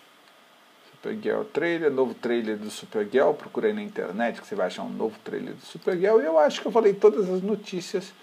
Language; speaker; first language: Portuguese; native; Portuguese